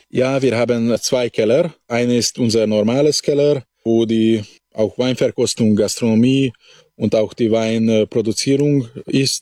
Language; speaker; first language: German; non-native, local second language; Hungarian